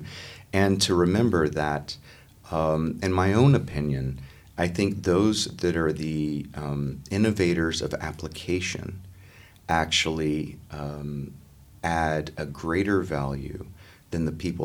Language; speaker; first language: English; native; English